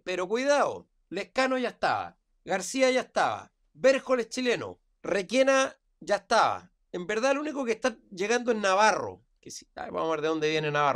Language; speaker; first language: Spanish; native; Spanish